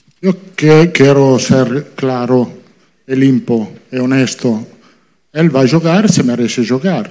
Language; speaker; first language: Portuguese; non-native, fluent; Italian